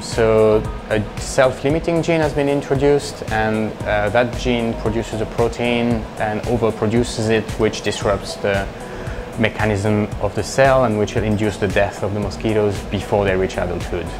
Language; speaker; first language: English; non-native, fluent; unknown